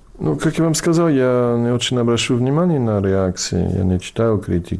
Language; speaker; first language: Russian; non-native, fluent; English